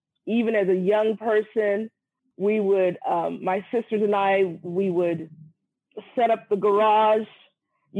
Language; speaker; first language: English; native; English